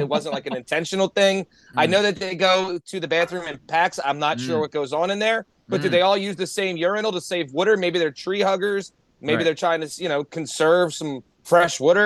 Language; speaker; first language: English; native; English